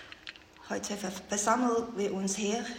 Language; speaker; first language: German; non-native, fluent; Chinese